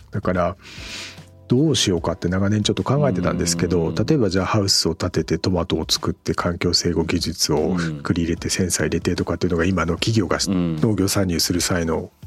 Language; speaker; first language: Japanese; native; Japanese